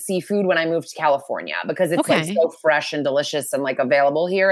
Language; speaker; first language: English; native; English